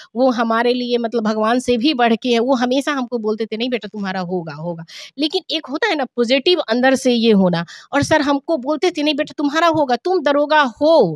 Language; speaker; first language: Hindi; native; Hindi